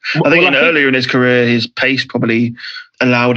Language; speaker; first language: English; native; English